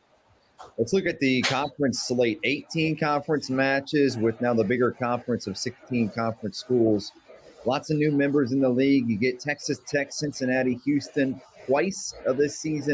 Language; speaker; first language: English; native; English